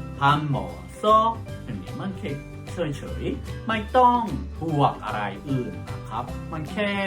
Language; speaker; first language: Thai; non-native, fluent; Korean